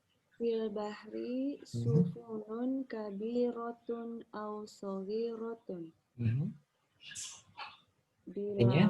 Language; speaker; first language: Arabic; non-native, learner; Indonesian